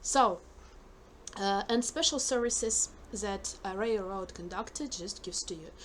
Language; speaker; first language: English; non-native, fluent; Ukrainian